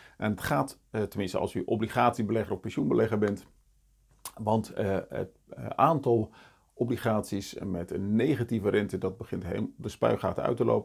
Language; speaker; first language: Dutch; native; Dutch